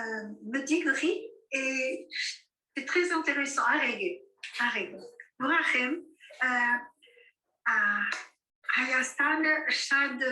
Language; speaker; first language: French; non-native, learner; Armenian